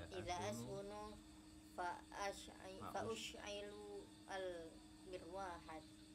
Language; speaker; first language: Arabic; non-native, learner; Javanese